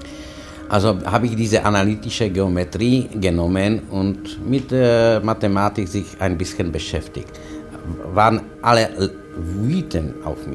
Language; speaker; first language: German; non-native, fluent; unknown